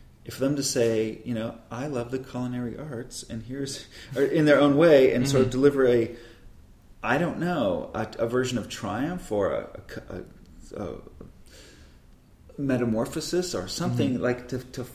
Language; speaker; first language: English; native; English